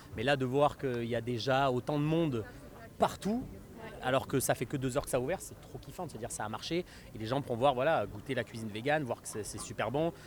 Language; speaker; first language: French; native; French